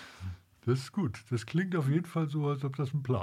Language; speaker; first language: German; native; German